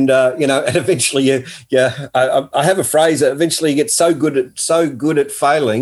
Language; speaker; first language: English; native; English